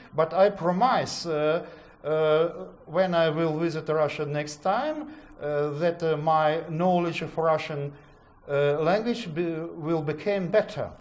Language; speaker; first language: English; non-native, fluent; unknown